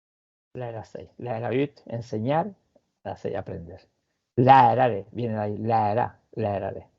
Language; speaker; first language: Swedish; non-native, fluent; Spanish